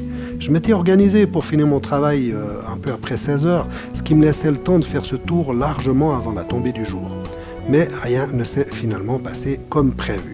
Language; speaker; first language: French; native; French